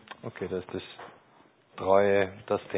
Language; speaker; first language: German; native; German